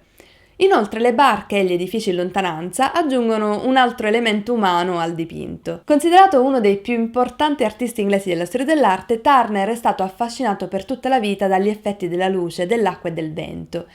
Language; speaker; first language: Italian; native; Italian